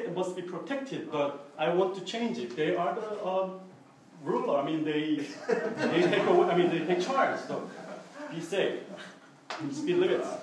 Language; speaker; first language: English; non-native, fluent; Korean